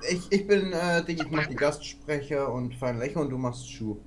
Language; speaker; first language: German; native; German